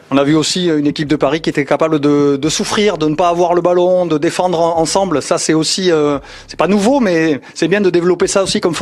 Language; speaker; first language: French; native; French